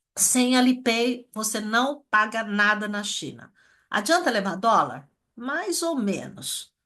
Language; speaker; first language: Portuguese; early bilingual, other home language; Chinese